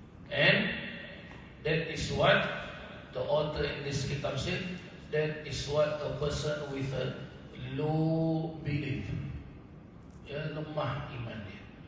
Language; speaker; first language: English; non-native, local second language; Malay